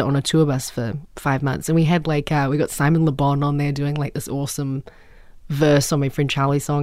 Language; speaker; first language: English; native; English